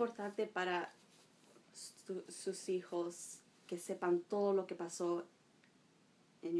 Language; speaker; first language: Spanish; non-native, learner; English